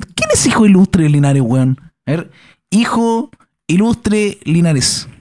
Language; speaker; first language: Spanish; native; Spanish